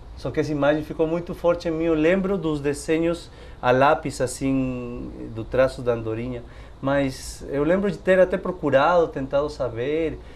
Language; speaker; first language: Portuguese; non-native, fluent; Spanish